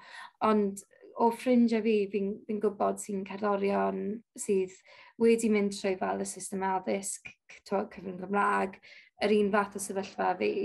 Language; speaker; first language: Welsh; non-native, local second language; English